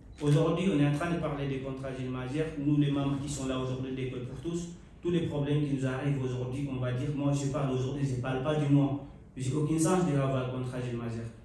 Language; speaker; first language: French; non-native, local second language; Fula